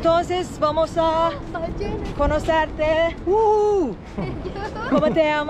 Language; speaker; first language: Spanish; non-native, learner; Turkish